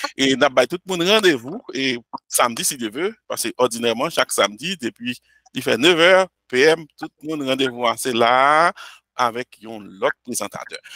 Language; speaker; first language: French; non-native, local second language; Haitian Creole